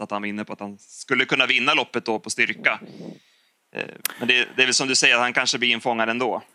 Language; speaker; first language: Swedish; native; Swedish